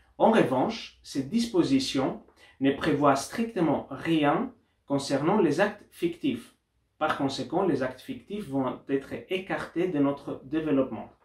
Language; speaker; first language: French; non-native, fluent; Greek